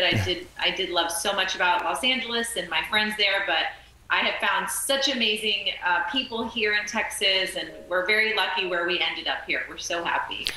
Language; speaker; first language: English; native; English